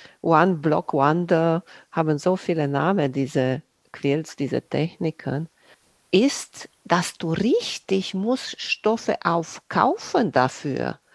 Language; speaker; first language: German; non-native, fluent; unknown